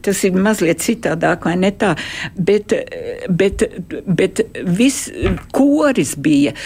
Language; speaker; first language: Latvian; early bilingual, heritage; Latvian